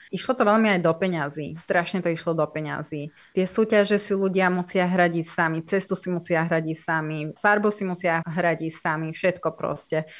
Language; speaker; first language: Slovak; non-native, local second language; Hungarian